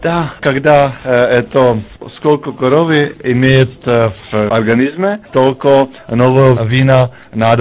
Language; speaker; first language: Russian; non-native, learner; Czech